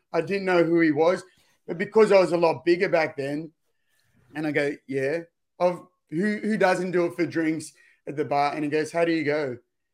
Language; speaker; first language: English; native; English